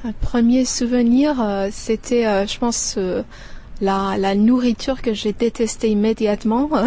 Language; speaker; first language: French; non-native, fluent; Persian